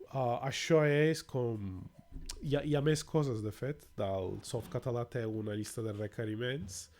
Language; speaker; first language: Catalan; non-native, fluent; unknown